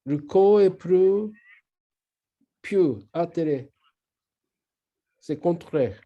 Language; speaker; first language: French; non-native, learner; Japanese